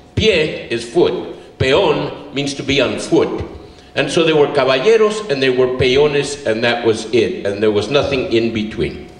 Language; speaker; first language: English; early bilingual, other home language; Spanish